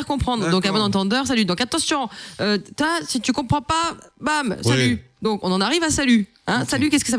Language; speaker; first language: French; native; French